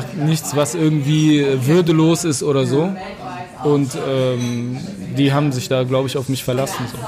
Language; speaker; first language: German; early bilingual, other home language; Arabic